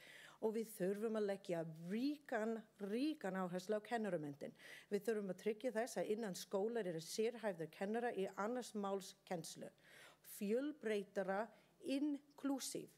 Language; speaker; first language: Icelandic; non-native, learner; English